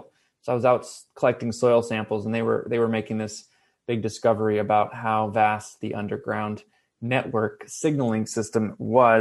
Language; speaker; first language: English; native; English